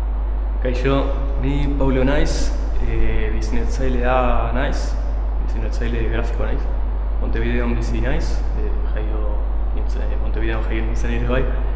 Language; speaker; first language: Basque; non-native, learner; Spanish